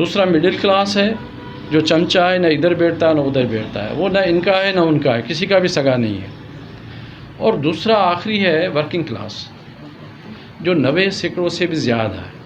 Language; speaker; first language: Urdu; non-native, local second language; Sindhi